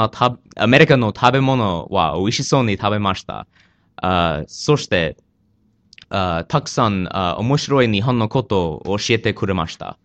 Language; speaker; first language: Japanese; non-native, learner; English